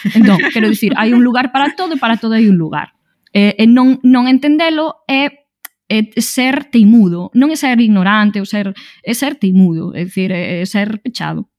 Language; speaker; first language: Galician; native; Galician